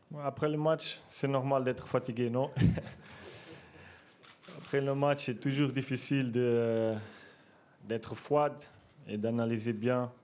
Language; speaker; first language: French; non-native, fluent; Portuguese